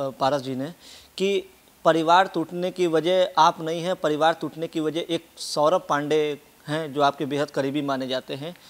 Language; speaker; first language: Hindi; native; Hindi